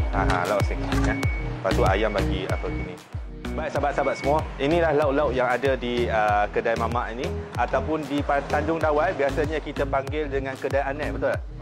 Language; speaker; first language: Malay; non-native, local second language; Min Nan Chinese